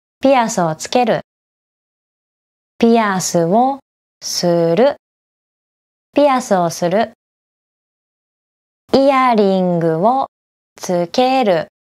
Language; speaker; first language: Japanese; native; Japanese